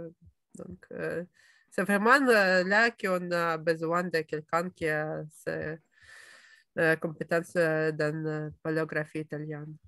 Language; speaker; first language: French; non-native, fluent; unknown